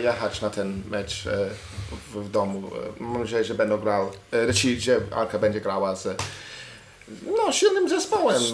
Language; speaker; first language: Polish; non-native, learner; English